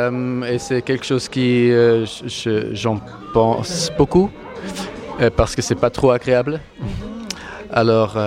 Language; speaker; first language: French; non-native, local second language; German